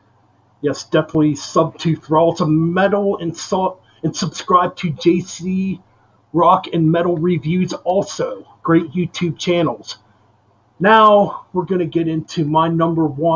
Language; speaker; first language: English; native; English